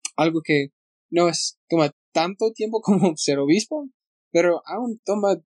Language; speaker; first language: Spanish; non-native, fluent; English